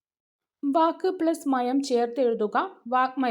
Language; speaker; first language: Malayalam; native; Malayalam